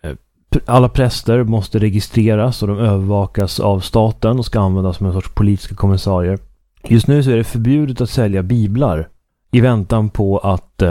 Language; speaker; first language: Swedish; native; Swedish